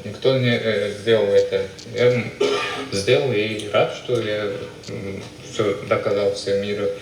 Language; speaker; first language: Russian; non-native, local second language; Uzbek